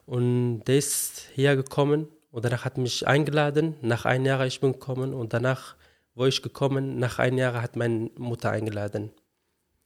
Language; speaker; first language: German; non-native, learner; Arabic